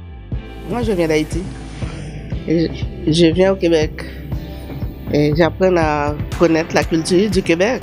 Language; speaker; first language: French; non-native, local second language; Haitian Creole